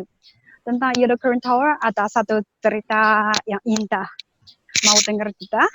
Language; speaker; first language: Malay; non-native, learner; Chinese